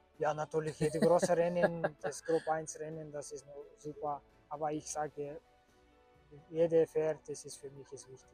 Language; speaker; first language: German; non-native, learner; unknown